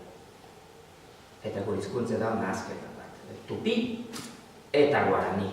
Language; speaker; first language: Basque; non-native, learner; Spanish